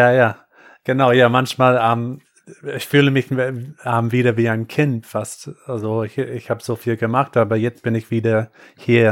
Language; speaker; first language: German; non-native, fluent; English